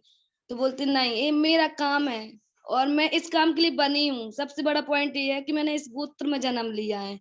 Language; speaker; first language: Hindi; native; Hindi